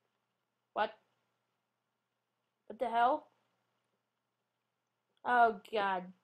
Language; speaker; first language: English; native; English